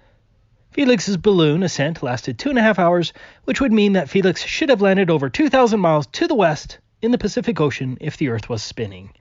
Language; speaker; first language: English; native; English